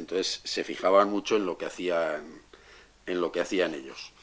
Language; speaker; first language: Spanish; native; Spanish